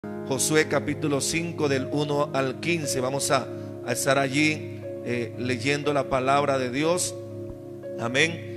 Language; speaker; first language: Spanish; native; Spanish